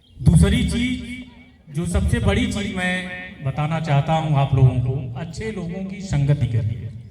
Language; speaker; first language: Hindi; native; Hindi